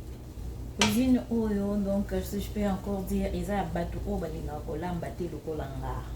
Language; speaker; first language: French; non-native, local second language; Lingala